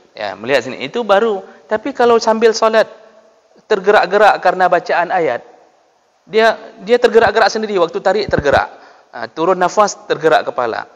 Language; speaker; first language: Malay; non-native, local second language; Achinese